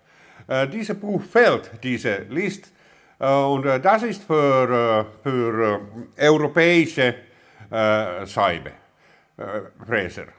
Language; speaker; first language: German; non-native, learner; Finnish